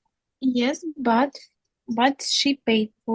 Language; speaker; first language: English; non-native, learner; Russian